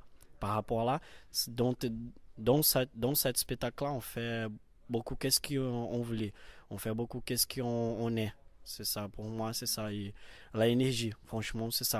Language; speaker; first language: French; non-native, learner; Portuguese